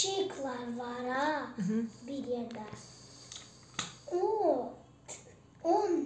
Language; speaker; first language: Turkish; non-native, learner; Azerbaijani